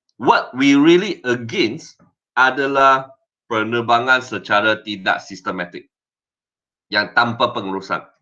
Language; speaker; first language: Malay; non-native, local second language; Chinese